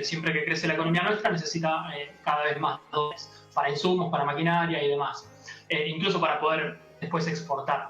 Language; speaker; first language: Spanish; native; Spanish